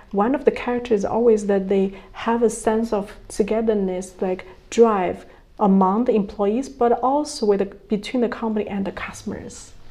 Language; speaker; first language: English; non-native, fluent; Chinese